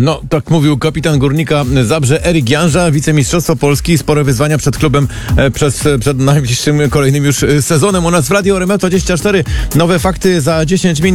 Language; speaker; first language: Polish; native; Polish